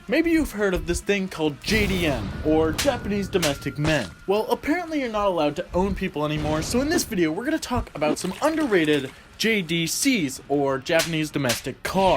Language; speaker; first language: English; native; English